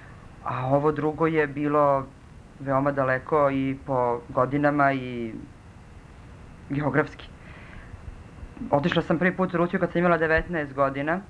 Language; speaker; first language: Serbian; early bilingual, other home language; Russian